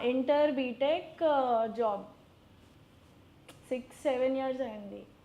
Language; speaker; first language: Telugu; non-native, local second language; Gujarati